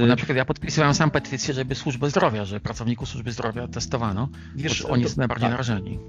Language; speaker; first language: Polish; native; Polish